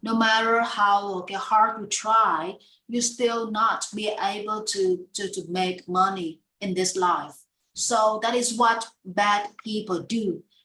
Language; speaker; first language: English; non-native, fluent; Vietnamese